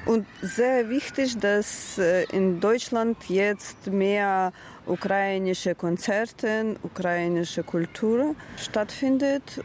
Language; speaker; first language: German; non-native, learner; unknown